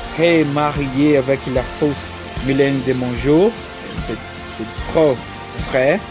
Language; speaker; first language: French; non-native, learner; Portuguese